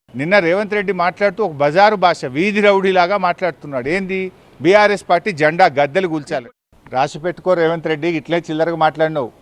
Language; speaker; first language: Telugu; native; Telugu